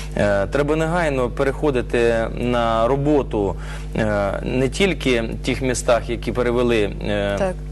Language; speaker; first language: Ukrainian; non-native, local second language; Russian